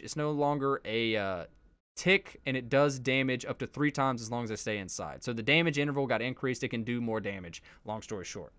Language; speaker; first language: English; native; English